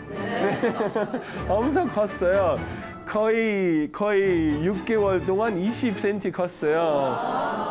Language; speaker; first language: Korean; non-native, learner; Danish